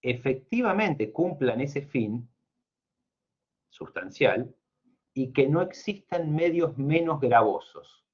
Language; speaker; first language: Spanish; native; Spanish